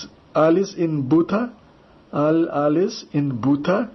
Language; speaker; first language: German; non-native, fluent; Portuguese